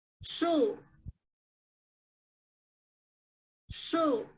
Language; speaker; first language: Chinese; non-native, fluent; Thai